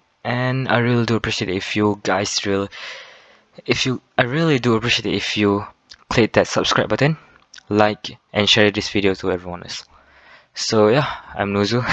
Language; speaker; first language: English; non-native, fluent; Malay